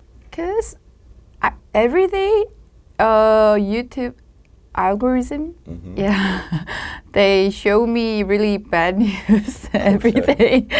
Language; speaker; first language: English; non-native, learner; Korean